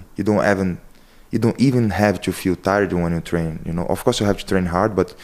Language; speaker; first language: English; non-native, learner; Portuguese